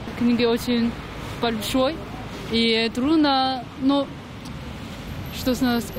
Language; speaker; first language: Russian; non-native, learner; Chinese